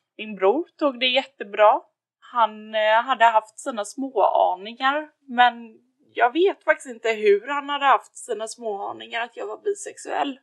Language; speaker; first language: Swedish; native; Swedish